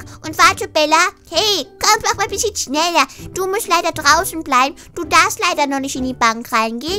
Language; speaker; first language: German; native; German